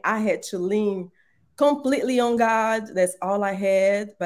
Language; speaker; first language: English; non-native, fluent; Portuguese